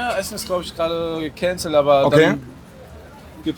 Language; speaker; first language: German; native; German